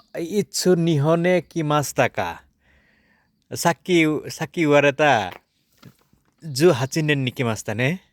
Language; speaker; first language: Japanese; non-native, learner; Bangla